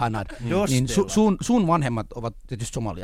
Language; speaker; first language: Finnish; early bilingual, other home language; Somali